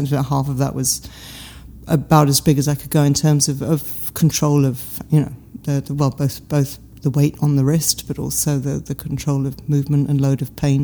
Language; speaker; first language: English; native; English